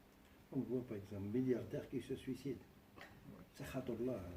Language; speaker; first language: French; non-native, fluent; Arabic